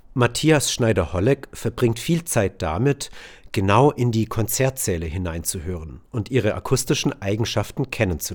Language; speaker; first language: German; native; German